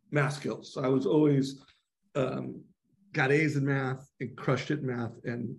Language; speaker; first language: English; native; English